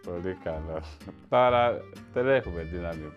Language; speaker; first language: Greek; non-native, learner; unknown